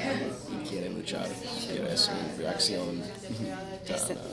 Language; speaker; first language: Spanish; non-native, fluent; English